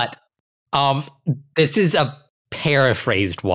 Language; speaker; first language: English; native; English